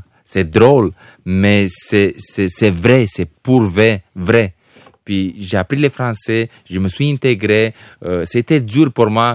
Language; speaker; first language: French; non-native, fluent; Romanian